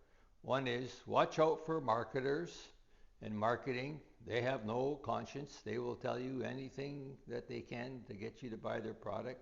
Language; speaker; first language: English; native; English